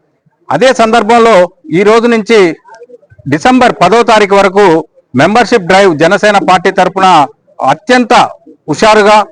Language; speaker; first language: Telugu; native; Telugu